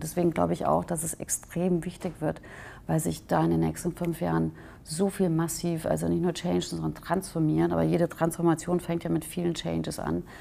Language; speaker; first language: German; native; German